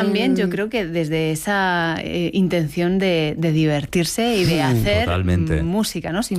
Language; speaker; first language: Spanish; native; Spanish